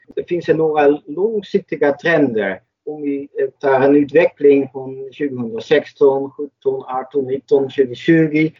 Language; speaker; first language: Swedish; non-native, fluent; Dutch